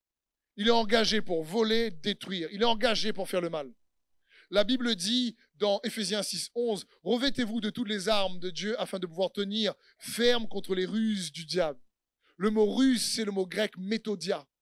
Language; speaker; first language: French; native; French